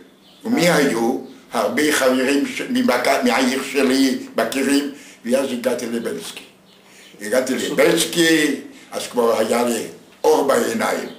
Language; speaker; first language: Hebrew; non-native, fluent; Yiddish